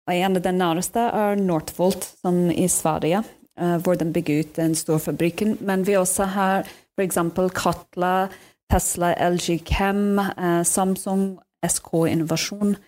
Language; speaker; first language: Norwegian; non-native, fluent; English